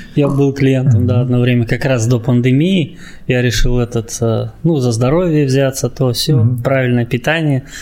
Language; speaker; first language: Russian; native; Russian